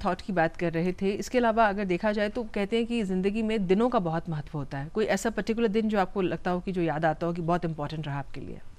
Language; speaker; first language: Hindi; native; Hindi